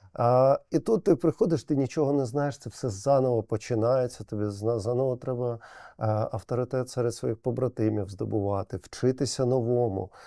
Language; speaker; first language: Ukrainian; non-native, local second language; Russian